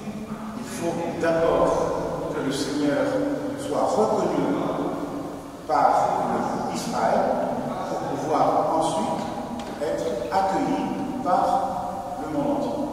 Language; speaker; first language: French; native; French